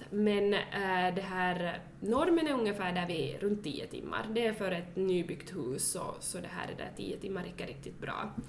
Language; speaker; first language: Swedish; native; Swedish